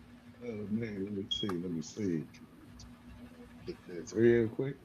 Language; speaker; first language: English; native; English